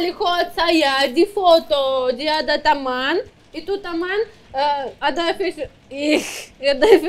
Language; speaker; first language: Indonesian; non-native, learner; Russian